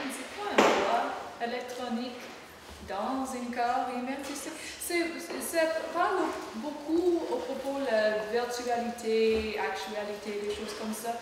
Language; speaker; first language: French; non-native, learner; English